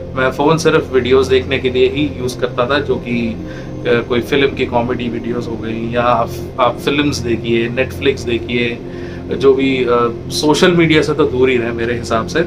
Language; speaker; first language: Hindi; non-native, local second language; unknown